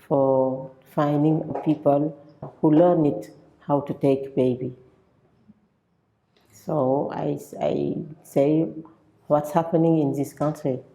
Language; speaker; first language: English; non-native, local second language; French